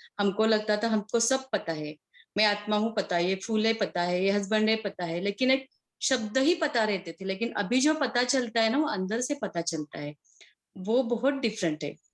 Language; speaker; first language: Hindi; non-native, local second language; Marathi